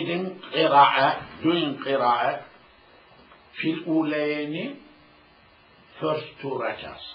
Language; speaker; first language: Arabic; non-native, fluent; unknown